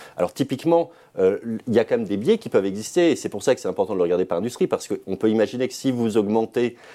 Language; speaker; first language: French; native; French